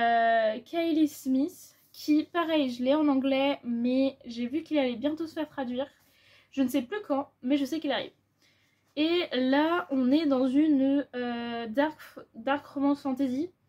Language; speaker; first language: French; native; French